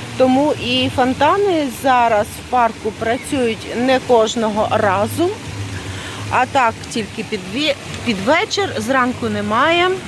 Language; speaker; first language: Ukrainian; non-native, local second language; Russian